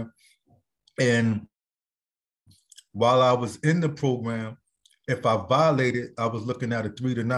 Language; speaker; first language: English; native; English